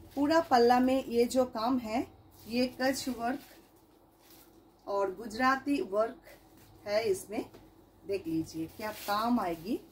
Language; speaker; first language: Hindi; non-native, local second language; Bangla